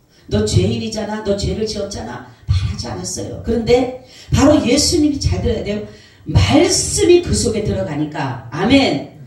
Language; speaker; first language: Korean; native; Korean